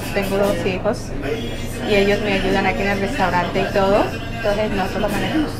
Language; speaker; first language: Spanish; early bilingual, other home language; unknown